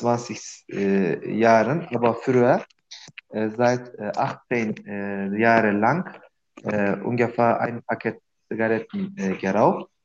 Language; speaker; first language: German; non-native, learner; Turkish